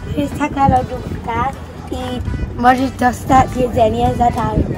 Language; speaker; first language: Polish; early bilingual, heritage; Polish